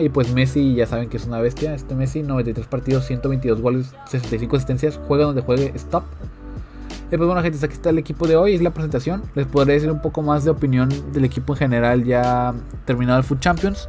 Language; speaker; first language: Spanish; native; Spanish